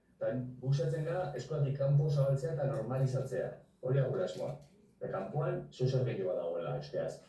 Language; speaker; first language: Basque; non-native, local second language; Spanish